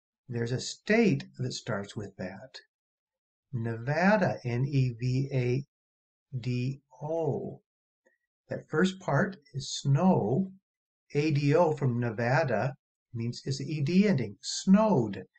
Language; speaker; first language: English; native; English